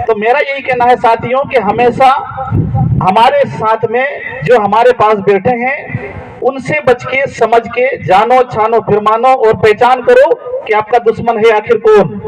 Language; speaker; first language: Hindi; native; Hindi